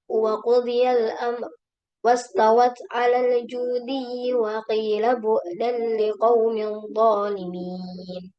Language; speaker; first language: Arabic; non-native, learner; Indonesian